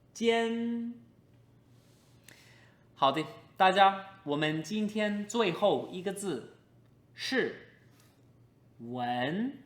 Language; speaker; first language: Chinese; non-native, fluent; English